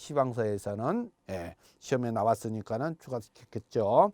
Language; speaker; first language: Korean; native; Korean